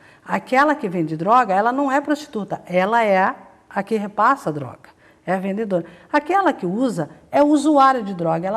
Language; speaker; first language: Portuguese; native; Portuguese